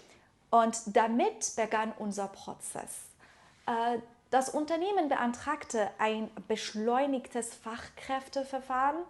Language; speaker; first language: German; non-native, fluent; Persian